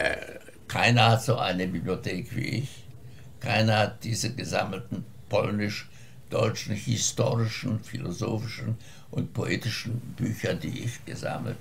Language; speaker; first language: German; early bilingual, heritage; German